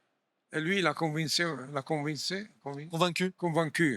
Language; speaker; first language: French; non-native, fluent; Italian